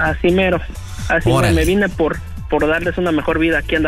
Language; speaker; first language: Spanish; native; Spanish